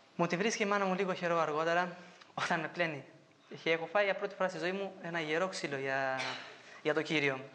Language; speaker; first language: Greek; non-native, fluent; Albanian